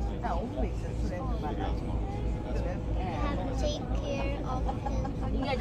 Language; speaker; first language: English; non-native, learner; Chinese